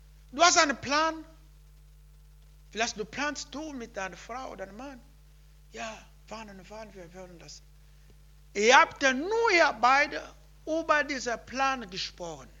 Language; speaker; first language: German; non-native, learner; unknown